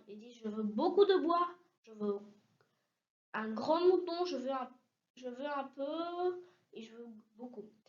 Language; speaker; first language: French; early bilingual, heritage; French